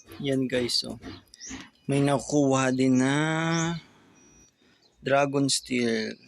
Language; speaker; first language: Filipino; native; Filipino